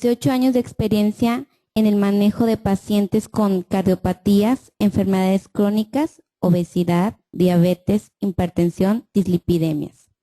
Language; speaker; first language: Spanish; native; Spanish